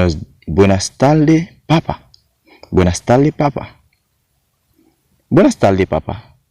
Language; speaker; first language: Spanish; non-native, learner; Haitian Creole